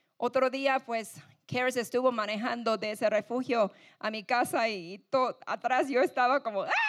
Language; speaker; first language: Spanish; non-native, fluent; English